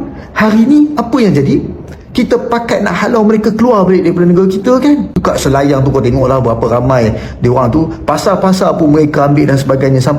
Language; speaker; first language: Malay; native; Malay